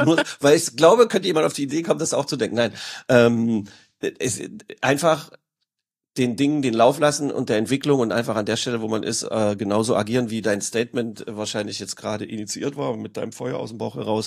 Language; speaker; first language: German; native; German